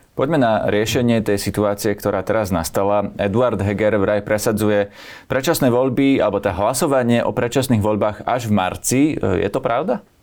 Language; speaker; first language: Slovak; native; Slovak